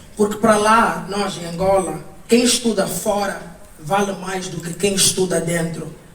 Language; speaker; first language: Portuguese; native; Portuguese